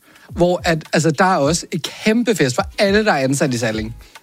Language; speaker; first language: Danish; native; Danish